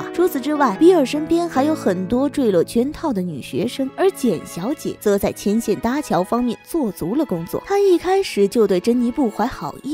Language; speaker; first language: Chinese; native; Chinese